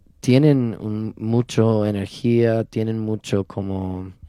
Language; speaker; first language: Spanish; non-native, learner; English